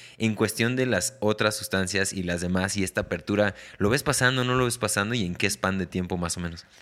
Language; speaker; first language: Spanish; native; Spanish